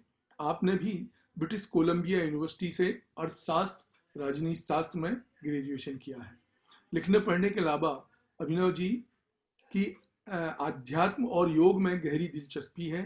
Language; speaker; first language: Hindi; native; Hindi